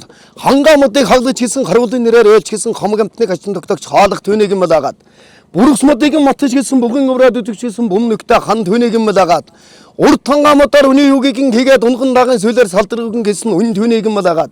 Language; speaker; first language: Mongolian; native; Mongolian